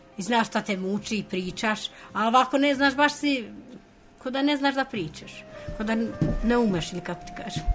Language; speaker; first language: Serbian; non-native, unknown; Albanian